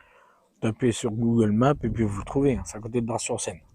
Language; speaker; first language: French; native; French